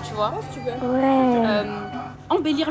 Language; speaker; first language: French; native; French